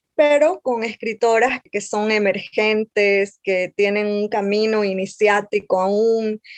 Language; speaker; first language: Spanish; native; Spanish